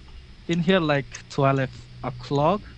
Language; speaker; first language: English; non-native, learner; Indonesian